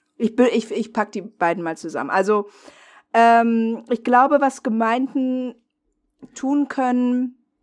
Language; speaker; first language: German; non-native, fluent; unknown